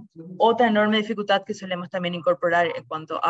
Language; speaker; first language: Spanish; native; Spanish